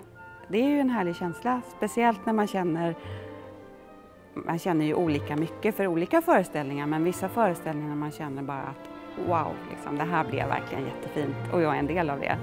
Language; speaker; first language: Swedish; native; Swedish